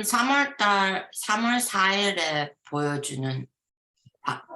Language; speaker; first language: Korean; early bilingual, heritage; Korean